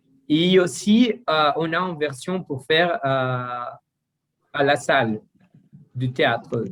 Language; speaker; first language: French; non-native, learner; Portuguese